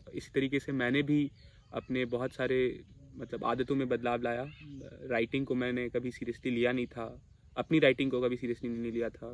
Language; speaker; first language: Hindi; non-native, local second language; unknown